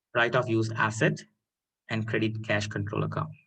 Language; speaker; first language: English; non-native, local second language; Sinhala